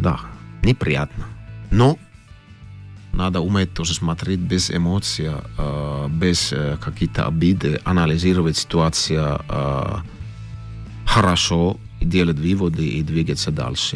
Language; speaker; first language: Russian; non-native, fluent; Finnish